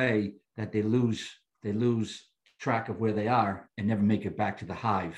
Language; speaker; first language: English; native; English